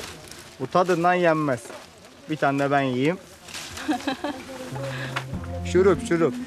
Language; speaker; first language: Turkish; native; Turkish